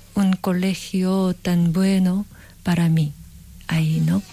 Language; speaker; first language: Spanish; non-native, learner; Korean